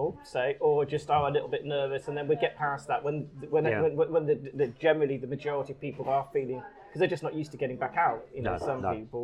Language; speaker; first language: English; native; English